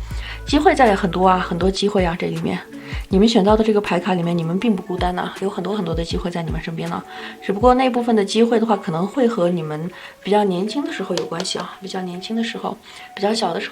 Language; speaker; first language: Chinese; native; Chinese